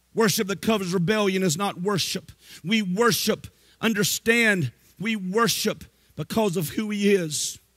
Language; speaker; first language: English; native; English